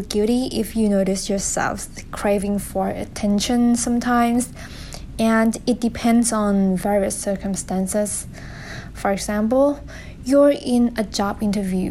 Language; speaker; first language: English; non-native, fluent; Thai